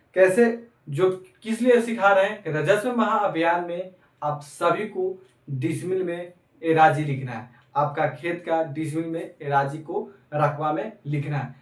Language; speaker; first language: Hindi; native; Hindi